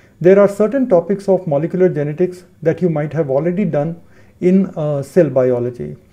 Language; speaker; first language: English; non-native, local second language; Hindi